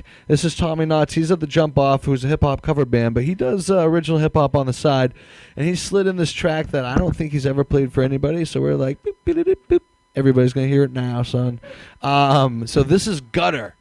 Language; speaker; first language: English; native; English